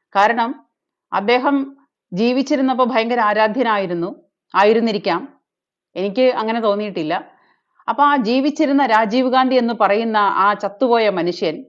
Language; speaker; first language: Malayalam; native; Malayalam